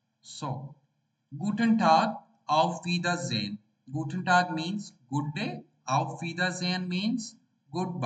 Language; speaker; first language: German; non-native, learner; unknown